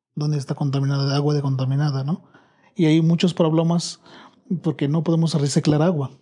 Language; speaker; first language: Spanish; non-native, fluent; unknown